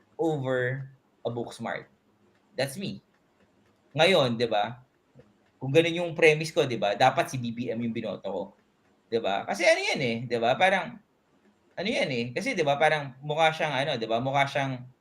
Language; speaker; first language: Filipino; native; Filipino